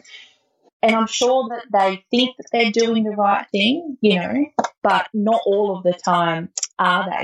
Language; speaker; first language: English; native; English